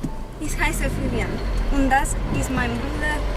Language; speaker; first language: German; non-native, learner; Spanish